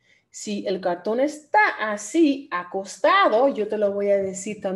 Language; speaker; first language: Spanish; non-native, fluent; Dutch